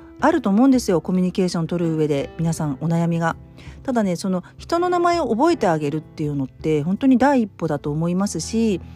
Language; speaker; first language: Japanese; native; Japanese